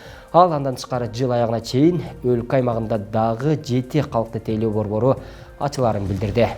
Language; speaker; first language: Kyrgyz; native; Kyrgyz